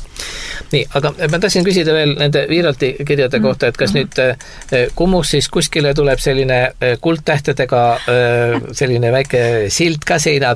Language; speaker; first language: Estonian; native; Estonian